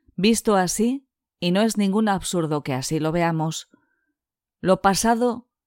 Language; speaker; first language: Spanish; non-native, local second language; Basque